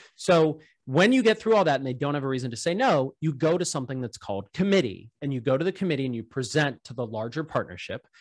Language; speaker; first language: English; native; English